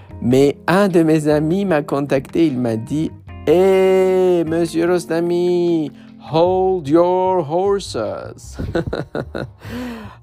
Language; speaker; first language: French; non-native, fluent; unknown